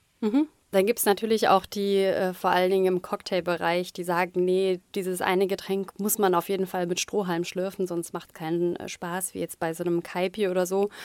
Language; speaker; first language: German; native; German